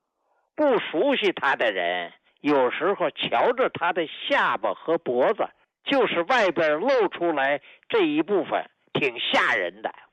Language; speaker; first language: Chinese; native; Chinese